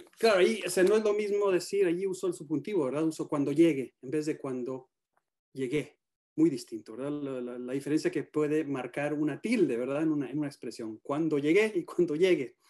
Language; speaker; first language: Spanish; native; Spanish